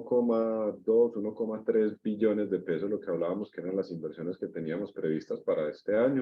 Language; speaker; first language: Spanish; native; Spanish